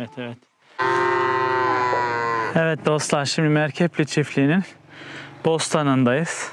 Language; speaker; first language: Turkish; native; Turkish